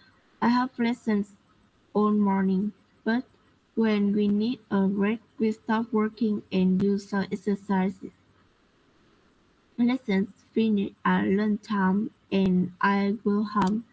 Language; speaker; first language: English; non-native, learner; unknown